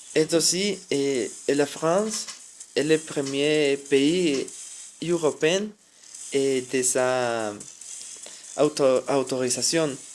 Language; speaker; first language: French; non-native, learner; Spanish